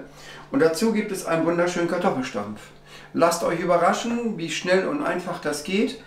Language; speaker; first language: German; native; German